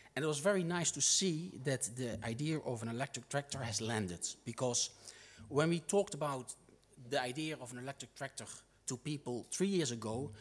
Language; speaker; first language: English; non-native, fluent; Dutch